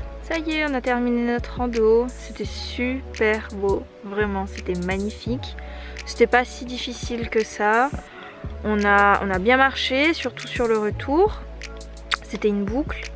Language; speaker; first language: French; native; French